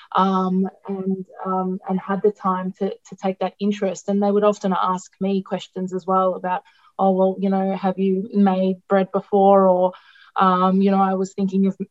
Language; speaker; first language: English; non-native, local second language; Greek